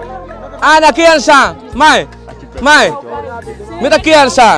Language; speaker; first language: Portuguese; non-native, learner; Vietnamese